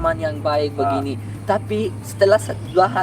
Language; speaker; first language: Indonesian; non-native, learner; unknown